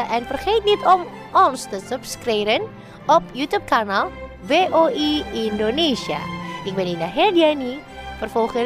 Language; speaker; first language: Dutch; non-native, fluent; Indonesian